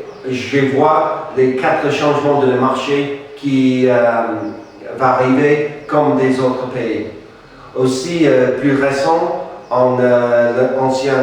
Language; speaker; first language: French; non-native, fluent; English